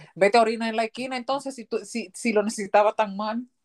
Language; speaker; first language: Spanish; early bilingual, heritage; Spanish